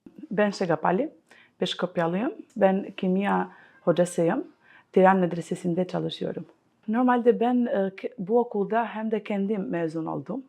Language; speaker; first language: Turkish; non-native, fluent; Albanian